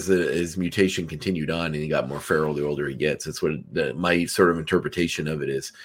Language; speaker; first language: English; native; English